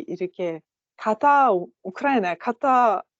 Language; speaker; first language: Korean; non-native, learner; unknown